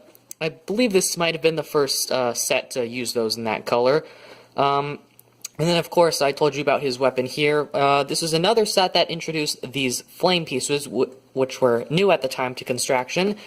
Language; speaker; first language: English; native; English